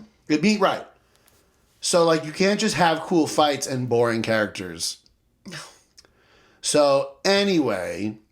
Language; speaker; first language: English; native; English